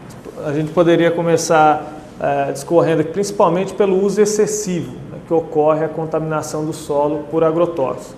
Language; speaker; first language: Portuguese; native; Portuguese